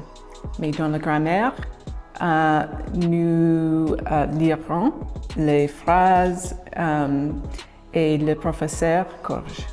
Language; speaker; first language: French; non-native, learner; English